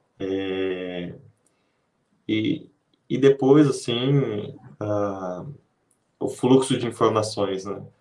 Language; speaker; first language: Portuguese; native; Portuguese